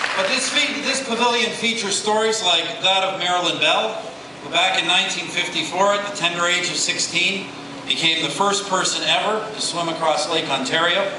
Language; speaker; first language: English; native; English